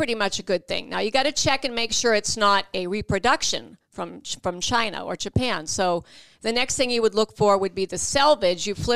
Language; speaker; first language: English; native; English